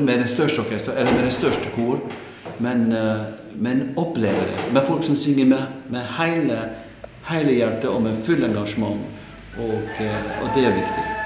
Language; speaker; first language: Norwegian; non-native, fluent; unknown